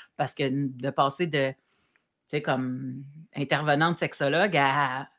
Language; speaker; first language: French; native; French